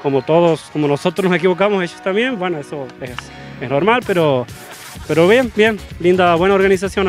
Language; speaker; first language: Spanish; native; Spanish